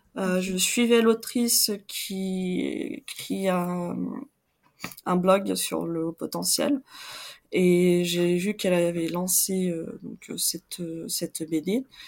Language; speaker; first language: French; non-native, fluent; Portuguese